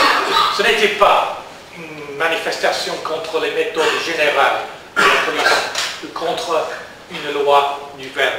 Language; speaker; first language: French; non-native, learner; English